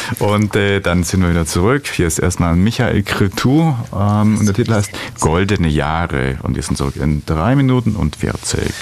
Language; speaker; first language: German; native; German